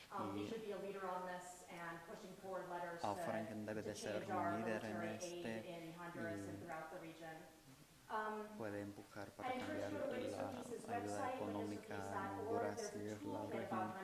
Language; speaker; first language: Spanish; non-native, fluent; English